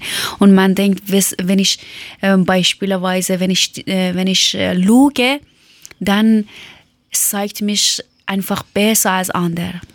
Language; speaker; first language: German; non-native, learner; Persian